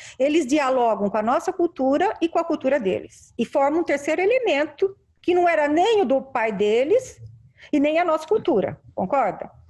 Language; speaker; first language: Portuguese; native; Portuguese